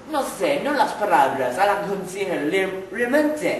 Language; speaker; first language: Spanish; non-native, learner; English